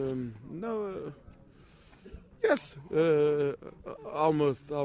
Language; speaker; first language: English; non-native, fluent; Portuguese